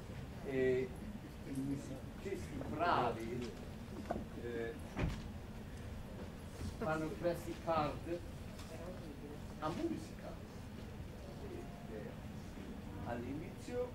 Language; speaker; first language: Italian; non-native, learner; German